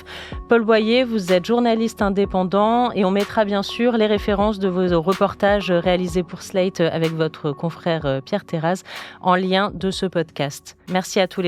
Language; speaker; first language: French; native; French